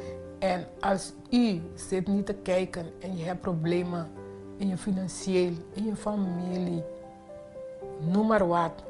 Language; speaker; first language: Dutch; non-native, local second language; Papiamento